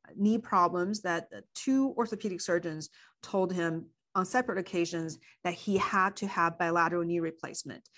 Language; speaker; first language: English; non-native, fluent; Chinese